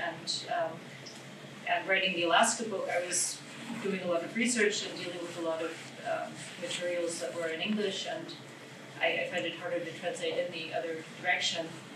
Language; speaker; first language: English; native; English